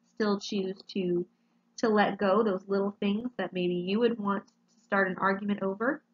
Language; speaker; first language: English; native; English